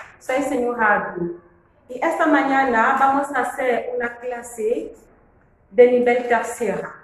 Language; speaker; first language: Spanish; non-native, fluent; French